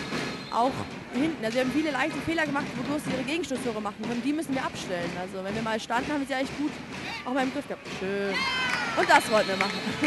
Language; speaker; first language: German; native; German